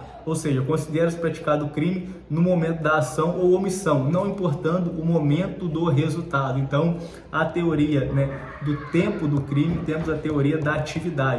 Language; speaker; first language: Portuguese; native; Portuguese